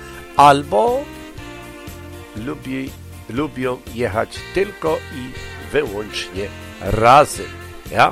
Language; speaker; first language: Polish; early bilingual, heritage; Polish